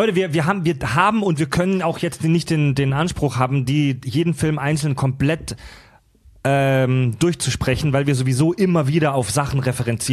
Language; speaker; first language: German; native; German